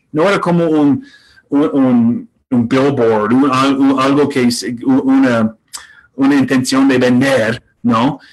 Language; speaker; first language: Spanish; non-native, fluent; English